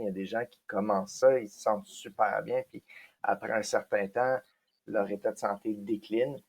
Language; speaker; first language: French; native; French